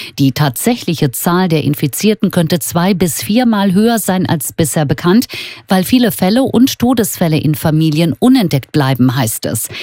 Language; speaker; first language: German; native; German